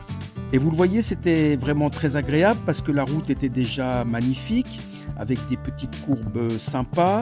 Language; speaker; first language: French; native; French